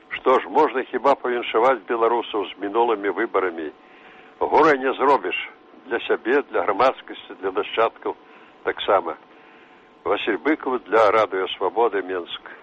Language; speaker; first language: Belarusian; native; Belarusian